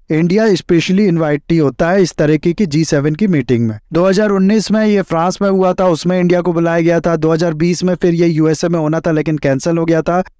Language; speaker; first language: Hindi; native; Hindi